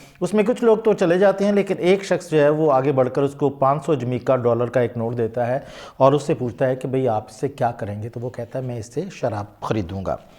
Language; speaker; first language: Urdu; native; Urdu